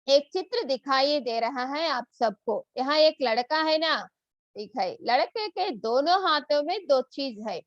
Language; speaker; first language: Hindi; non-native, local second language; Telugu